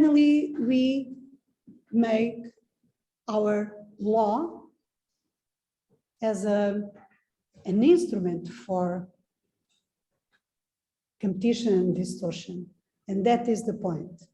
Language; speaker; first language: English; non-native, fluent; Portuguese